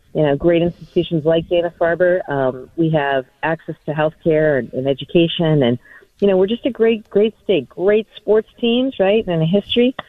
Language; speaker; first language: English; native; English